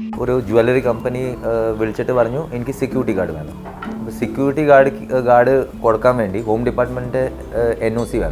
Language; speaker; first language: Malayalam; early bilingual, heritage; Malayalam